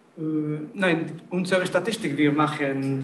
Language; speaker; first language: German; non-native, learner; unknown